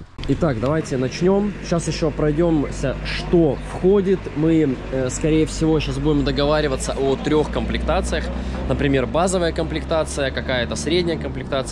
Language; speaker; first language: Russian; native; Russian